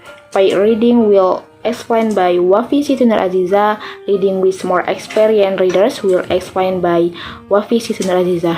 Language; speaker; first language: English; non-native, learner; Indonesian